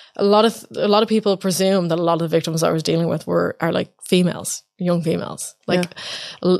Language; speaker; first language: English; native; English